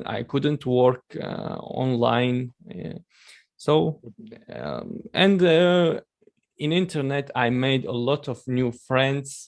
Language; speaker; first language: English; non-native, learner; Chechen